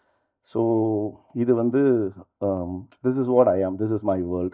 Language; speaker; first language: Tamil; native; Tamil